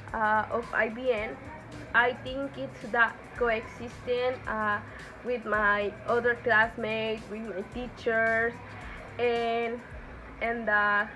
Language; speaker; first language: English; non-native, learner; Spanish